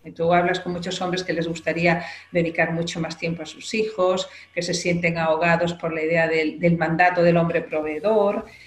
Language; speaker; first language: Spanish; native; Spanish